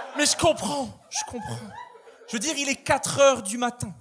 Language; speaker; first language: French; native; French